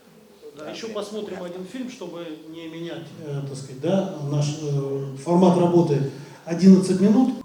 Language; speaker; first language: Russian; native; Russian